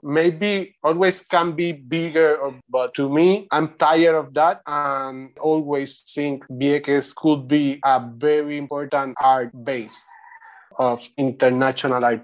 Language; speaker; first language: English; non-native, learner; Spanish